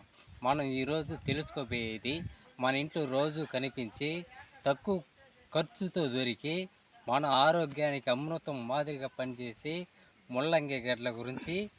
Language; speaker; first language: Telugu; native; Telugu